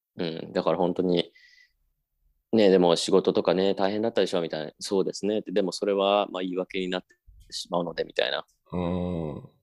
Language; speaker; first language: Japanese; native; Japanese